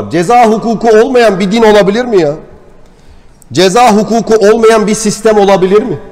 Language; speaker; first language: Turkish; native; Turkish